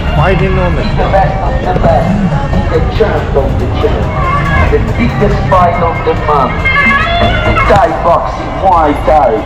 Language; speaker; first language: English; non-native, learner; Burmese